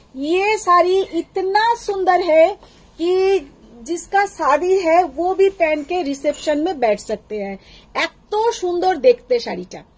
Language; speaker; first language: Hindi; non-native, local second language; Bangla